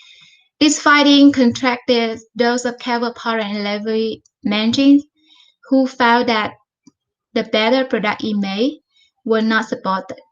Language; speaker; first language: English; non-native, fluent; Vietnamese